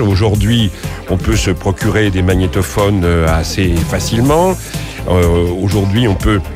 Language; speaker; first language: French; native; French